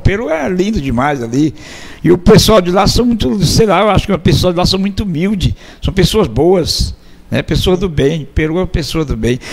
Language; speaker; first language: Portuguese; native; Portuguese